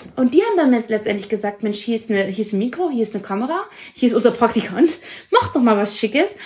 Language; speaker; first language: German; early bilingual, other home language; Italian